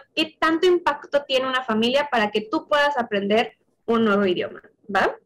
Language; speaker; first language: Spanish; native; Spanish